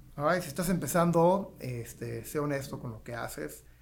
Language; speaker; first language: Spanish; native; Spanish